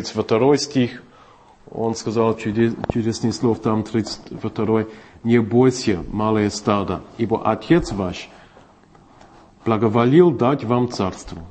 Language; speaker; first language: Russian; non-native, fluent; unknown